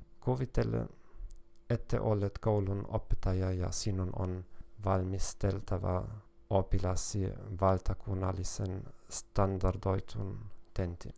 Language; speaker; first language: Finnish; non-native, learner; German